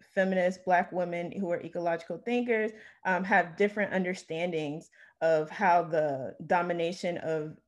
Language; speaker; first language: English; native; English